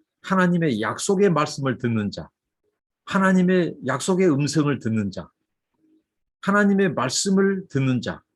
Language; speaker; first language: Korean; native; Korean